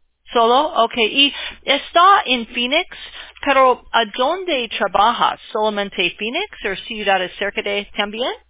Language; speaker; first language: Spanish; non-native, learner; English